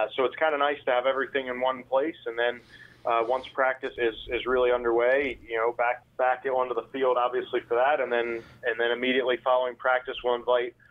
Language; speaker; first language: English; native; English